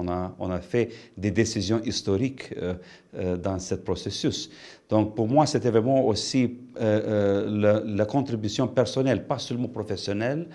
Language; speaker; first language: French; non-native, fluent; Lithuanian